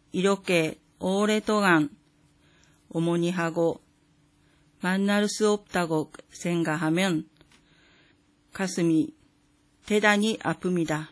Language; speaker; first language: Korean; non-native, fluent; Japanese